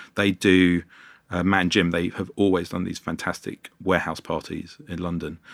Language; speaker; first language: English; native; English